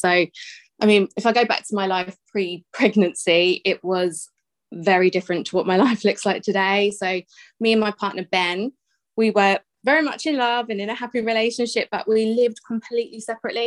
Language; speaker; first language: English; native; English